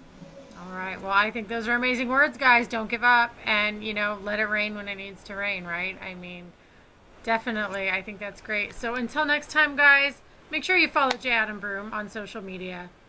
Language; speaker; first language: English; native; English